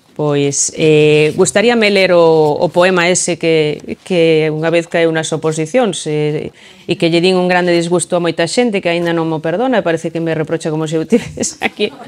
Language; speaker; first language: Galician; native; Galician